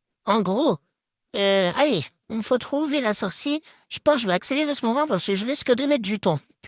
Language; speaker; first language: French; native; French